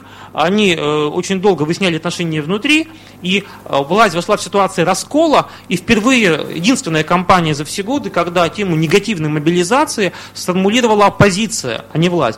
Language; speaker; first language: Russian; native; Russian